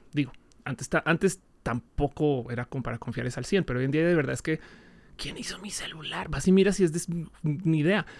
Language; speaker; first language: Spanish; native; Spanish